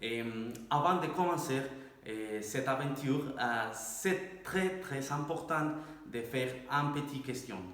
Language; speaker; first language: French; non-native, learner; Spanish